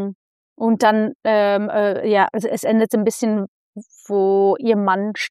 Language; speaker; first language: German; non-native, fluent; Dutch